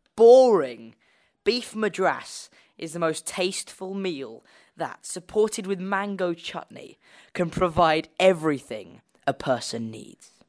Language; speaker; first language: English; non-native, fluent; Chinese